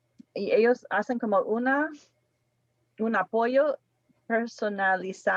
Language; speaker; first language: Spanish; non-native, fluent; English